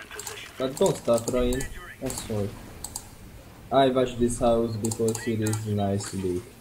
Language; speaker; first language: English; non-native, learner; Hungarian